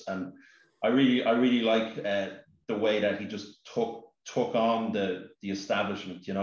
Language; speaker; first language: English; native; English